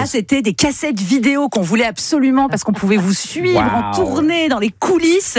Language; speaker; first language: French; native; French